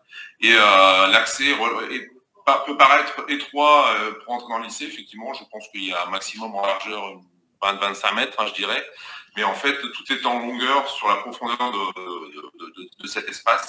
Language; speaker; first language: French; native; French